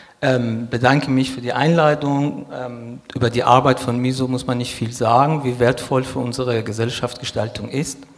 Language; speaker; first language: German; non-native, fluent; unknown